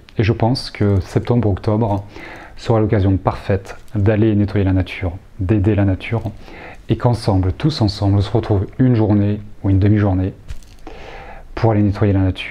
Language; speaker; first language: French; native; French